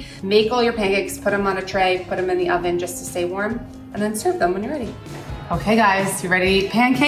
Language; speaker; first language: English; native; English